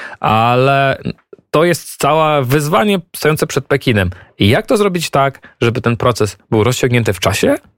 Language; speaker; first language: Polish; native; Polish